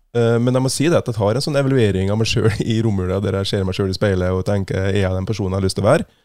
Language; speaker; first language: Norwegian; native; Norwegian